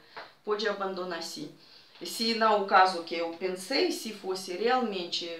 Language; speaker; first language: Portuguese; non-native, fluent; Russian